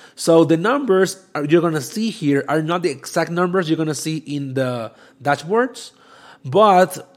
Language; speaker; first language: English; non-native, fluent; Spanish